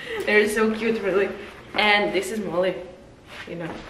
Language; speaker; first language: English; non-native, learner; Russian